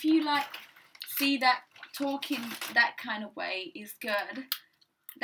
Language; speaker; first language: English; non-native, fluent; Italian